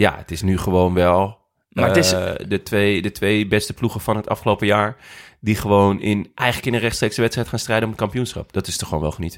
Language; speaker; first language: Dutch; native; Dutch